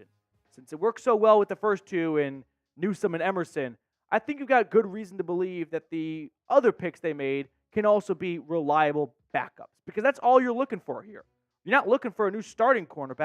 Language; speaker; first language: English; native; English